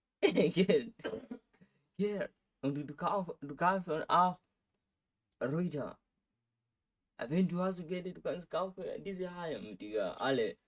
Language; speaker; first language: German; non-native, learner; Swahili